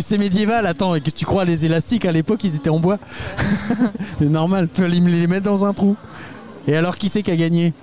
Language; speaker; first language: French; native; French